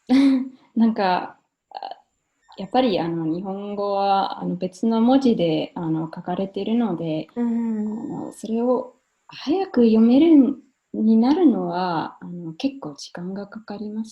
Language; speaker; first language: Japanese; non-native, fluent; German